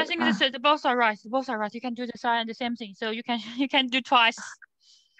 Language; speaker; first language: English; non-native, learner; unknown